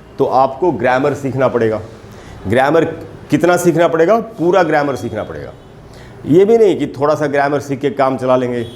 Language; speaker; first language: Hindi; native; Hindi